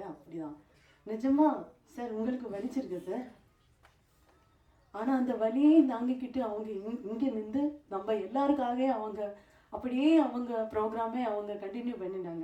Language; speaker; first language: Tamil; non-native, fluent; Malayalam